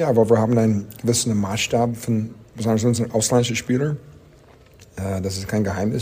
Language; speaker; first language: German; non-native, learner; English